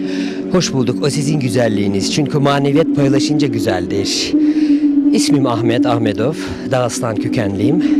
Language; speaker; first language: Turkish; non-native, fluent; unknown